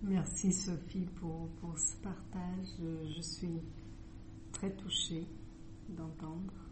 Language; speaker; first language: French; non-native, fluent; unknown